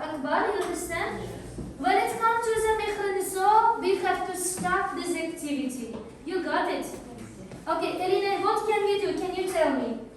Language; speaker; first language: English; non-native, fluent; Uzbek